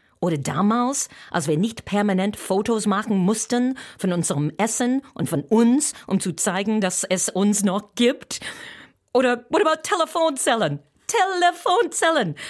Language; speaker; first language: German; non-native, fluent; English